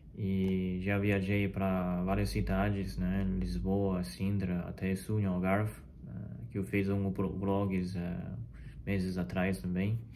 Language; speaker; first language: Portuguese; non-native, fluent; Chinese